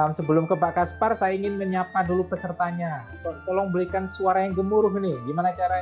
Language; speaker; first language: Indonesian; native; Indonesian